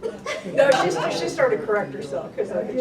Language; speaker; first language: English; native; English